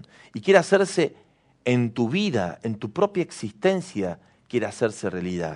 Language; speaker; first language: Spanish; native; Spanish